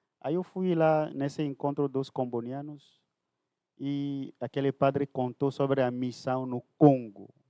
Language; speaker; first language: Portuguese; non-native, fluent; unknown